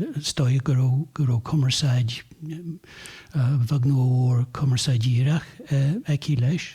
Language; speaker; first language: Irish; non-native, local second language; English